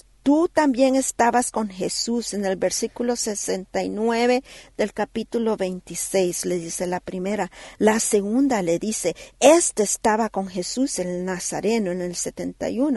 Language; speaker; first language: Spanish; native; Spanish